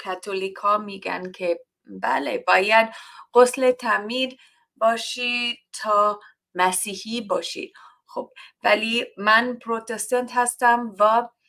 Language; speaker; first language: Persian; non-native, learner; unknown